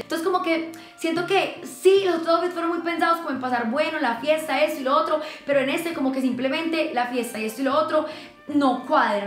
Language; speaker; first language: Spanish; native; Spanish